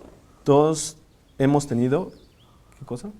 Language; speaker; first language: Spanish; native; Spanish